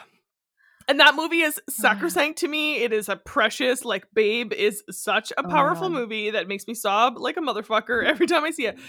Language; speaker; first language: English; native; English